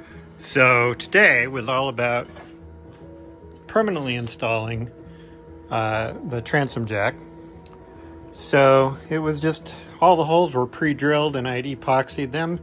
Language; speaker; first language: English; native; English